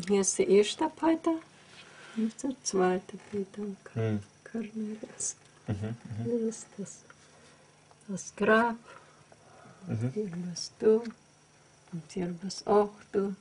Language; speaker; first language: German; early bilingual, heritage; German